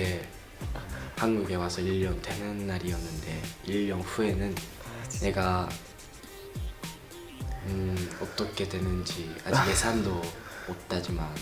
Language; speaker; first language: Korean; non-native, learner; Japanese